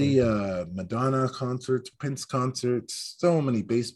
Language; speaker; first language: English; native; English